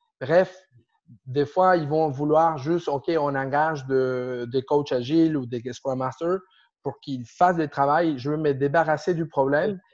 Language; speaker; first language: French; non-native, fluent; Spanish